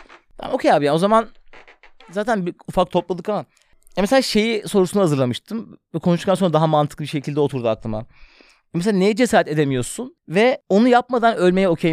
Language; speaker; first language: Turkish; native; Turkish